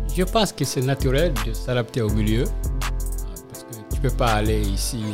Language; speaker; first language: French; non-native, local second language; Fula